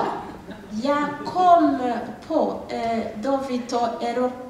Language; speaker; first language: Swedish; non-native, learner; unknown